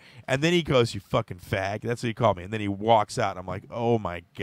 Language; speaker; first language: English; native; English